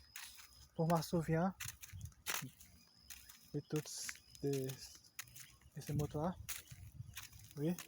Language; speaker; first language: French; non-native, learner; Portuguese